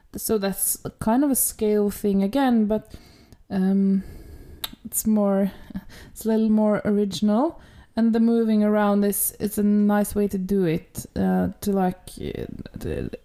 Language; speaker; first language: English; non-native, fluent; Norwegian